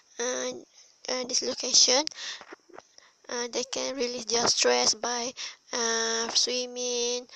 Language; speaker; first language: English; non-native, learner; Malay